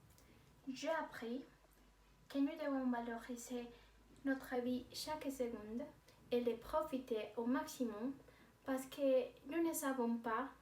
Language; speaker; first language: French; non-native, learner; Spanish